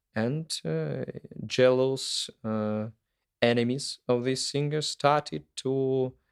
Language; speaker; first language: English; non-native, fluent; Ukrainian